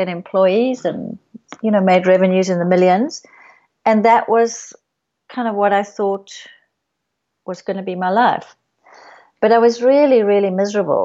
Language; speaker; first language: English; native; English